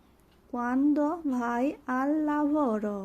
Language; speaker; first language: Italian; non-native, learner; Bangla